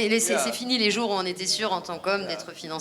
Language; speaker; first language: French; native; French